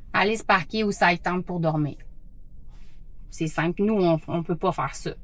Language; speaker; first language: French; native; French